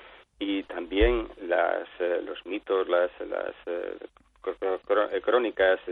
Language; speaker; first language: Spanish; native; Spanish